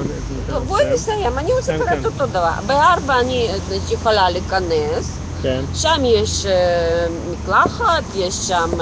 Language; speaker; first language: Hebrew; non-native, local second language; Russian